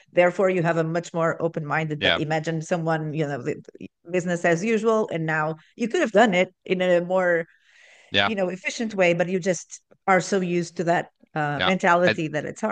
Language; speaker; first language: English; non-native, fluent; Portuguese